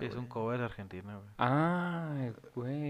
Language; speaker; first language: Spanish; native; Spanish